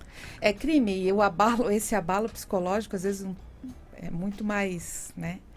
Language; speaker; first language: Portuguese; native; Portuguese